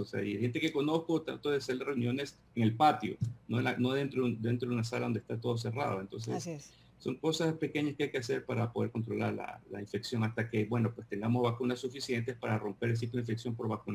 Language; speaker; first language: Spanish; native; Spanish